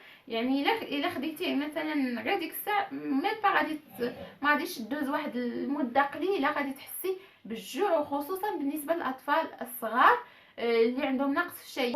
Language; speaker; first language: Arabic; native; Arabic